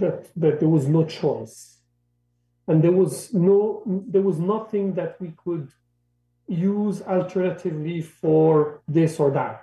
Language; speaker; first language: English; non-native, fluent; Arabic